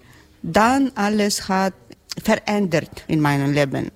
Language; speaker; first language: German; non-native, learner; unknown